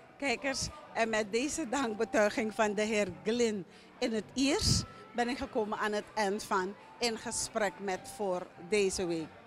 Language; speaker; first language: Dutch; native; Dutch